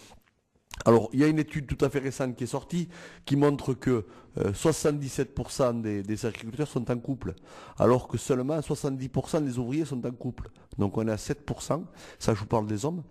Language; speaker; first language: French; native; French